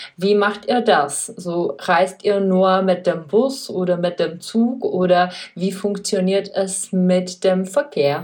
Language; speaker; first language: German; non-native, fluent; Czech